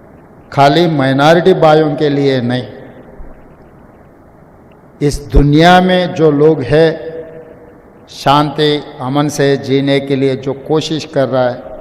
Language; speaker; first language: Hindi; non-native, local second language; Telugu